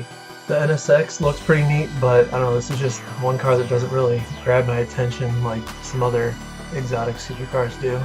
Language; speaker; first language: English; native; English